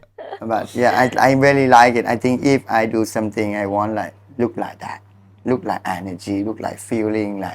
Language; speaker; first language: English; non-native, learner; Thai